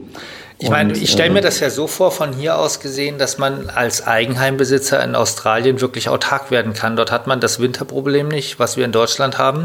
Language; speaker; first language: German; native; German